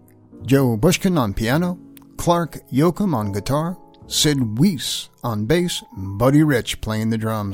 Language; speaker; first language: English; native; English